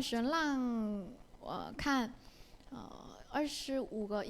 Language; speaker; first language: Chinese; non-native, learner; Korean